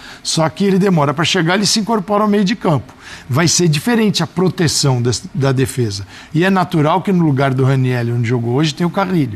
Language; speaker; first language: Portuguese; native; Portuguese